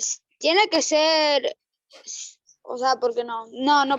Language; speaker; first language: Spanish; native; Spanish